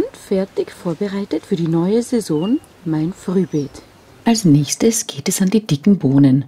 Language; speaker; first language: German; native; German